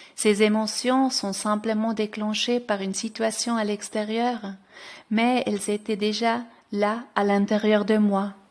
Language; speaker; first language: French; non-native, local second language; Swiss German